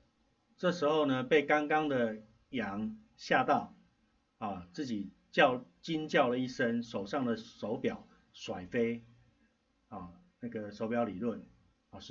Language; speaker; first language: Chinese; native; Chinese